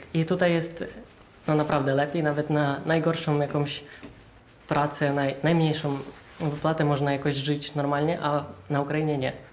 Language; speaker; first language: Polish; non-native, fluent; Ukrainian